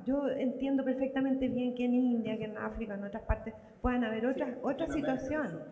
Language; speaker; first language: Spanish; native; Spanish